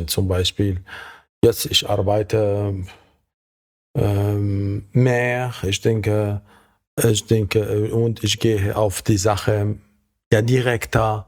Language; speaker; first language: German; non-native, fluent; Arabic